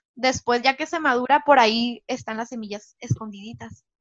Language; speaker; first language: Spanish; native; Spanish